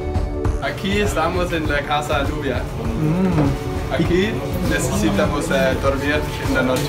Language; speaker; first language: Spanish; non-native, learner; Danish